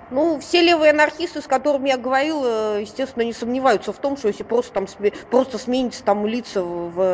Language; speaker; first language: Russian; native; Russian